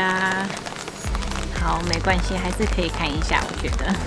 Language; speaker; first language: Chinese; non-native, fluent; English